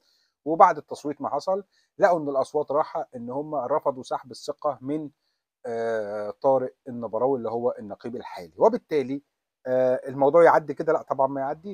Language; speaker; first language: Arabic; native; Arabic